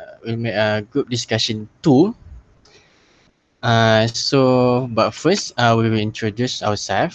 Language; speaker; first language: English; non-native, local second language; Malay